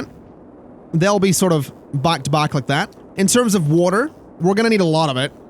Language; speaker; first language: English; native; English